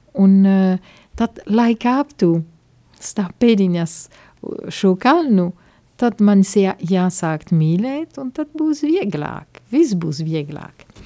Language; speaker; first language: Latvian; non-native, fluent; Italian